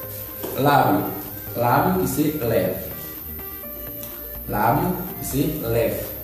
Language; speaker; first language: Portuguese; non-native, learner; Haitian Creole